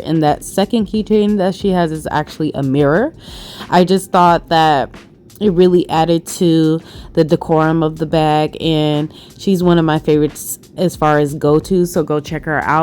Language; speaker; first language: English; native; English